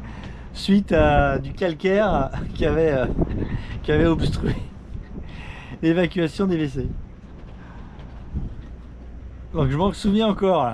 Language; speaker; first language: French; native; French